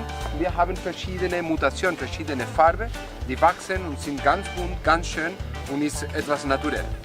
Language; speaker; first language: German; non-native, fluent; Spanish